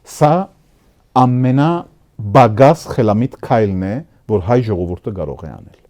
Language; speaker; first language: Armenian; early bilingual, heritage; Armenian